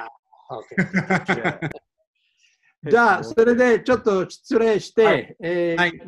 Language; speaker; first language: Japanese; non-native, fluent; Italian